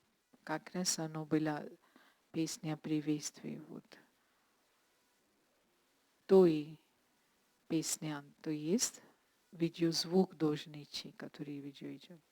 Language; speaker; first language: Russian; non-native, learner; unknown